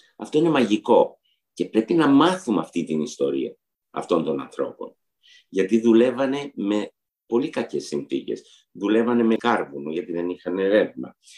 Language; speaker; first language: Greek; early bilingual, heritage; Greek